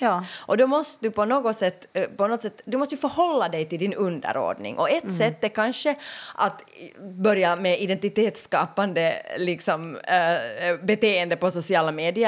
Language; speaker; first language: Swedish; native; Swedish